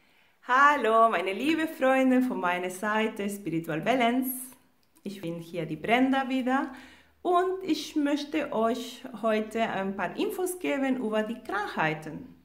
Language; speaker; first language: German; non-native, fluent; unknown